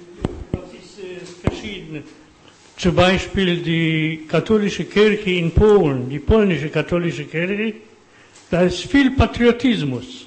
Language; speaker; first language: German; non-native, learner; Polish